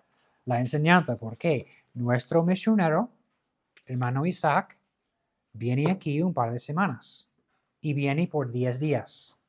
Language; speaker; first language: Spanish; non-native, fluent; English